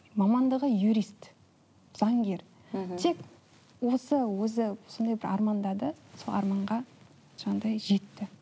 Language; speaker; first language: Kazakh; early bilingual, heritage; Kazakh